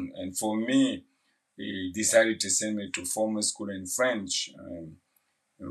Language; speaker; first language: English; non-native, fluent; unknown